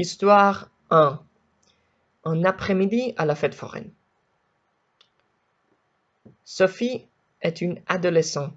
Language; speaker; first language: French; non-native, learner; Spanish